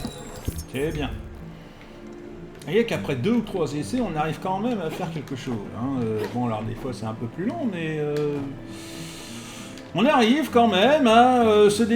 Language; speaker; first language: French; native; French